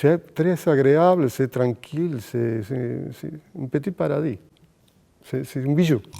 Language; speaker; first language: French; non-native, fluent; Spanish